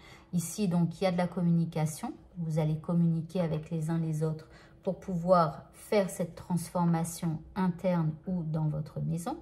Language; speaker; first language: French; native; French